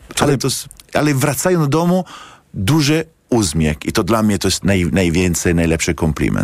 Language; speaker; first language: Polish; non-native, learner; Italian